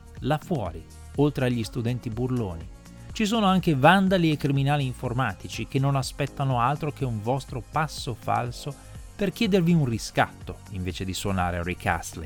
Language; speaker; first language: Italian; native; Italian